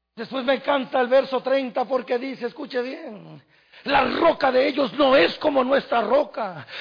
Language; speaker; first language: Spanish; native; Spanish